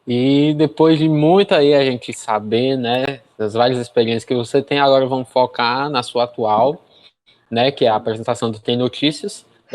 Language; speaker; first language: Portuguese; native; Portuguese